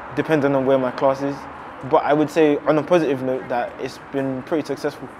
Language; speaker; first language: English; native; English